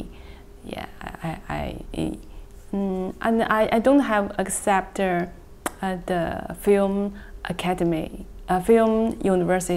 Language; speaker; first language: English; non-native, learner; Chinese